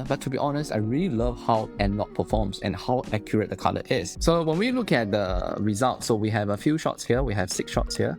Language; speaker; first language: English; non-native, fluent; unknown